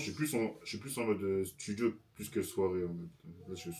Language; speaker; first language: French; native; French